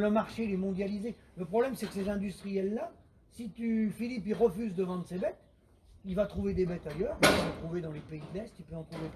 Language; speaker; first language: French; native; French